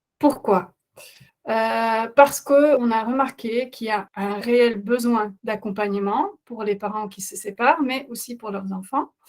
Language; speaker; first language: French; non-native, fluent; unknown